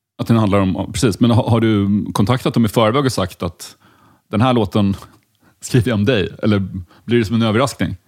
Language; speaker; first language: Swedish; native; Swedish